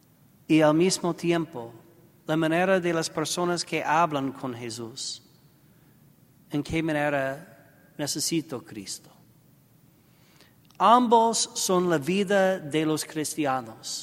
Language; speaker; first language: Spanish; non-native, learner; English